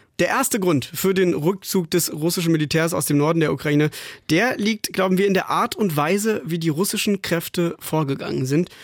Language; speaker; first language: German; native; German